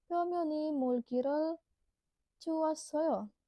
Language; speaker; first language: Korean; non-native, fluent; Indonesian